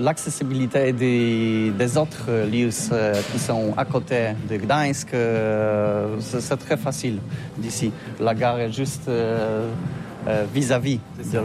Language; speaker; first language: French; non-native, learner; Polish